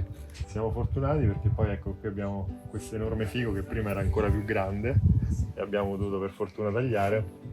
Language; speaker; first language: Italian; native; Italian